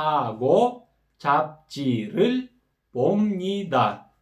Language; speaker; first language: Korean; non-native, fluent; Kyrgyz